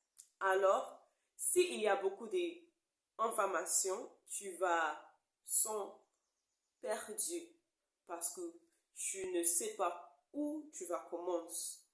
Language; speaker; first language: French; non-native, learner; English